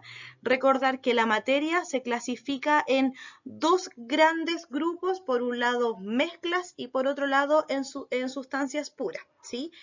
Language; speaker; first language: Spanish; native; Spanish